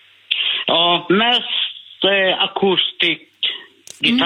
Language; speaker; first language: Swedish; non-native, learner; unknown